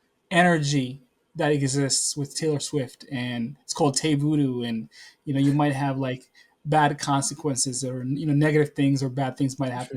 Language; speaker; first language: English; native; English